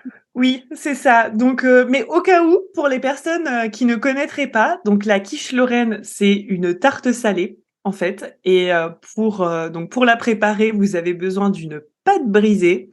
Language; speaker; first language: French; native; French